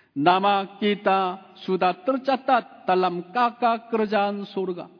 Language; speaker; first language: Indonesian; non-native, fluent; Korean